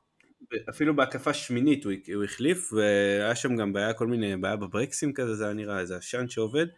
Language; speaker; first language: Hebrew; native; Hebrew